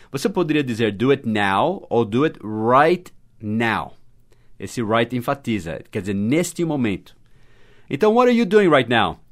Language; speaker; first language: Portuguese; non-native, fluent; English